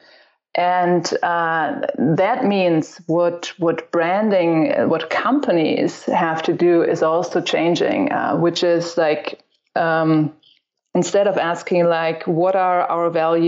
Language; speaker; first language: English; non-native, fluent; German